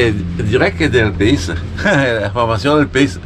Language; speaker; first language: Spanish; non-native, learner; French